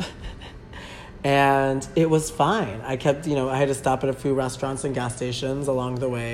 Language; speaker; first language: English; native; English